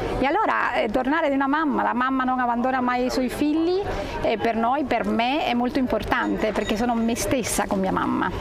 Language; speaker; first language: Italian; non-native, fluent; Spanish